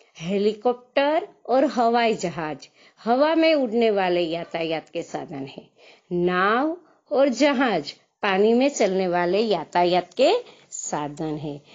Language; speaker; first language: Hindi; non-native, local second language; Gujarati